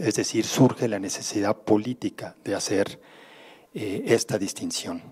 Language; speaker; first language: Spanish; native; Spanish